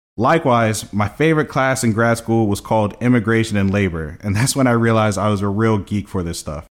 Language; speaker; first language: English; native; English